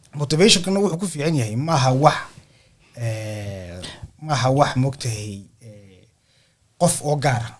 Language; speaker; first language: Somali; early bilingual, heritage; Somali